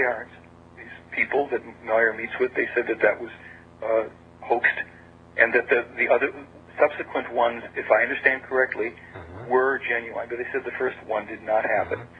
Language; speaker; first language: English; native; English